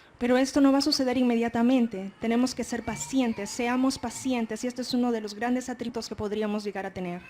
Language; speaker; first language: Spanish; native; Spanish